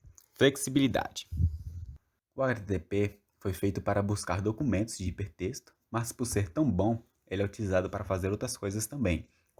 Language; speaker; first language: Portuguese; native; Portuguese